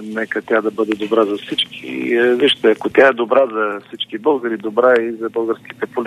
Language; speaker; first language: Bulgarian; native; Bulgarian